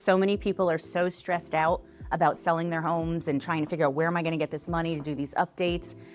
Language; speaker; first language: English; native; English